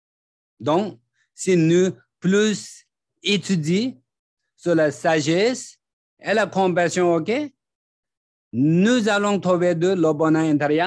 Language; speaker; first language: French; non-native, learner; Tibetan